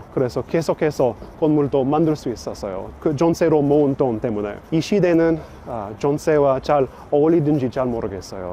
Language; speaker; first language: Korean; non-native, fluent; English